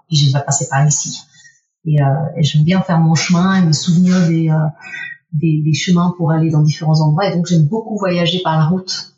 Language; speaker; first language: French; early bilingual, other home language; Spanish